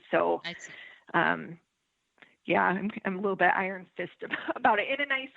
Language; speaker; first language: English; native; English